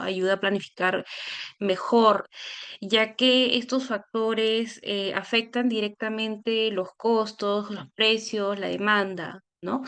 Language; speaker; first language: Spanish; native; Spanish